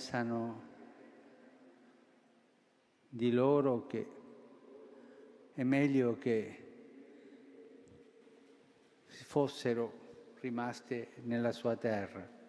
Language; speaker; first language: Italian; non-native, fluent; Spanish